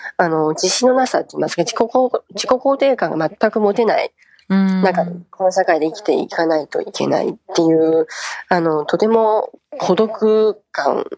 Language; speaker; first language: Japanese; non-native, fluent; Chinese